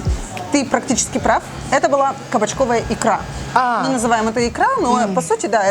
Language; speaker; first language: Russian; native; Russian